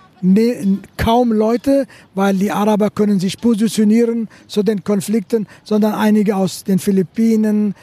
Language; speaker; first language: German; non-native, fluent; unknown